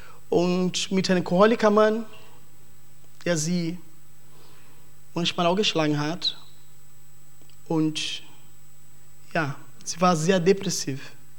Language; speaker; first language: German; non-native, fluent; Portuguese